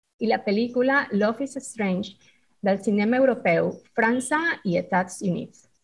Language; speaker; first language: Catalan; non-native, fluent; Spanish